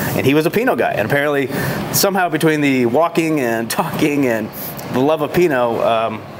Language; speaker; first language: English; native; English